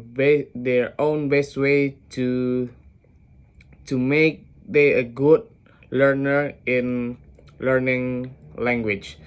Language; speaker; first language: English; non-native, learner; Indonesian